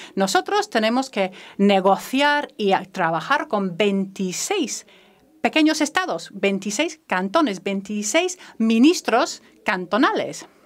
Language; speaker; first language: Spanish; non-native, fluent; French